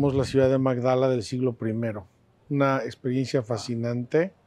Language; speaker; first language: Spanish; native; Spanish